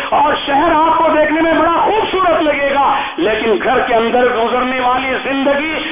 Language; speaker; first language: Urdu; native; Urdu